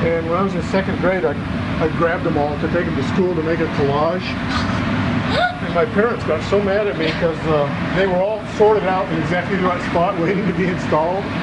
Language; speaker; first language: English; native; English